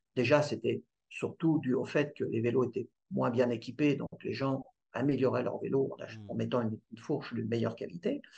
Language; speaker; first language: French; native; French